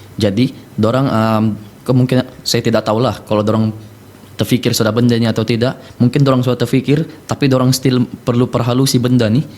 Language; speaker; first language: Malay; native; Malay